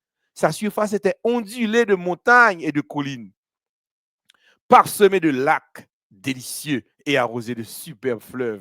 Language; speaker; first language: French; non-native, local second language; Haitian Creole